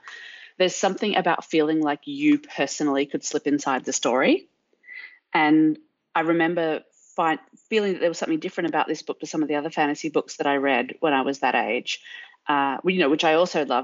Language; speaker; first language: English; native; English